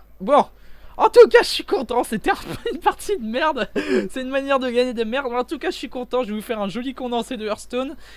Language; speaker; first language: French; native; French